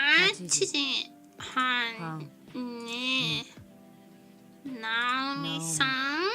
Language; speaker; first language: Japanese; non-native, learner; English